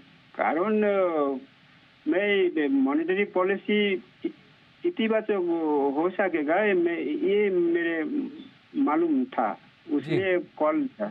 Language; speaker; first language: Hindi; non-native, local second language; Bangla